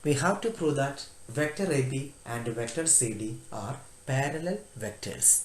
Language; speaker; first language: English; non-native, local second language; Malayalam